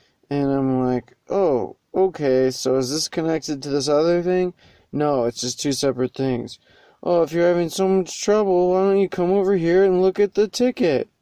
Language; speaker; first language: English; native; English